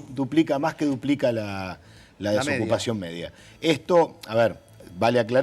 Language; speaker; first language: Spanish; native; Spanish